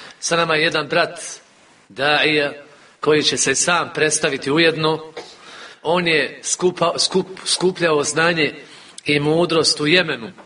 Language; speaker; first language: Bosnian; native; Bosnian